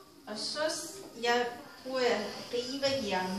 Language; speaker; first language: Danish; non-native, fluent; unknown